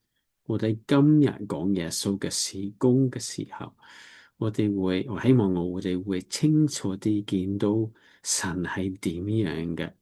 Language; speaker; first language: Cantonese; non-native, learner; English